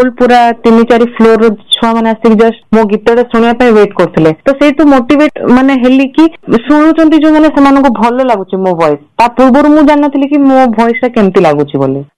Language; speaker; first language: Odia; native; Odia